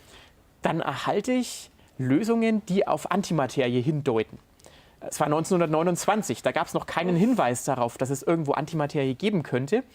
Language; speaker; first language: German; native; German